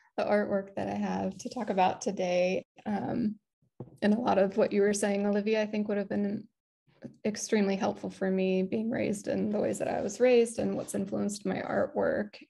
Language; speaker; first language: English; native; English